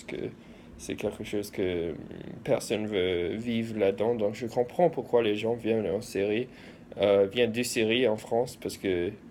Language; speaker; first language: French; early bilingual, heritage; English